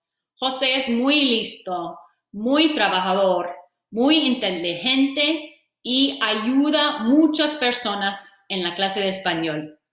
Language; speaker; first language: Spanish; non-native, fluent; English